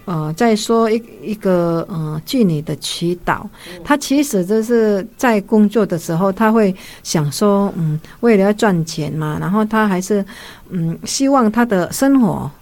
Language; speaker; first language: Chinese; non-native, fluent; Indonesian